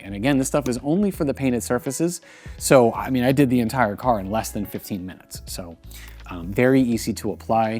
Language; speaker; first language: English; native; English